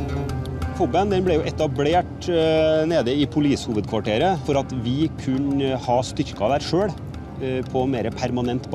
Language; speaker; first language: Norwegian; native; Norwegian